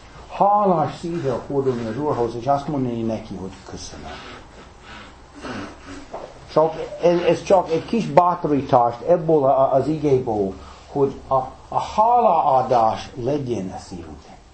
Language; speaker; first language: Hungarian; non-native, fluent; English